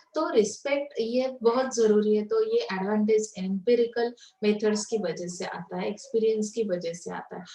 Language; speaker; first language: Hindi; non-native, local second language; Marathi